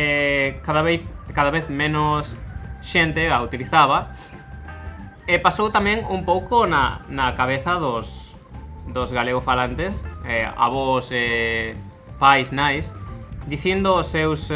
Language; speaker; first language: Galician; non-native, local second language; Spanish